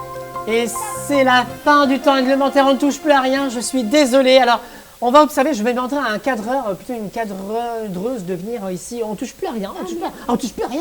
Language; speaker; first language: French; native; French